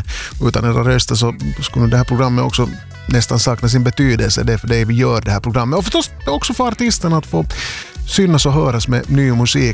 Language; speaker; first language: Swedish; native; Swedish